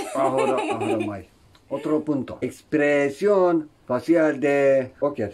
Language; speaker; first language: Spanish; non-native, learner; Turkish